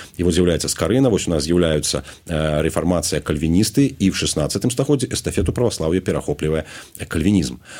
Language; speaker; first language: Belarusian; non-native, local second language; Russian